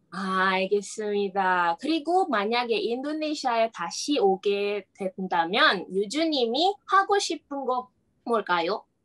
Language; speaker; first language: Korean; non-native, learner; Indonesian